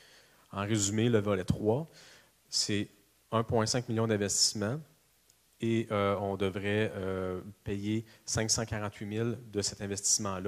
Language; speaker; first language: French; native; French